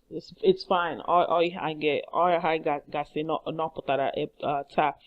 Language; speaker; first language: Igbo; non-native, learner; English